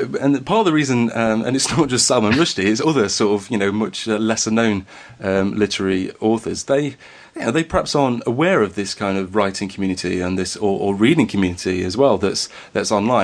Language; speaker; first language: English; native; English